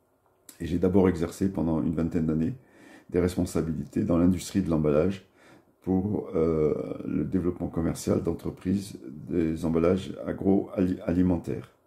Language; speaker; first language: French; native; French